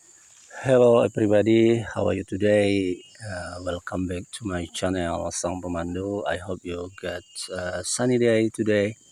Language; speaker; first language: English; non-native, learner; Indonesian